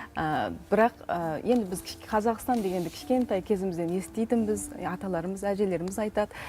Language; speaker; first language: Kazakh; early bilingual, heritage; Kazakh